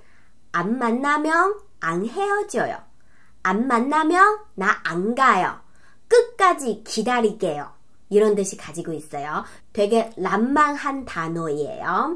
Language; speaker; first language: Korean; non-native, fluent; Chinese